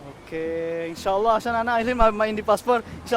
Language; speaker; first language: Arabic; non-native, learner; Indonesian